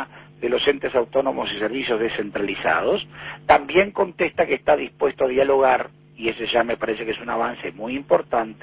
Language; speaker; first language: Spanish; native; Spanish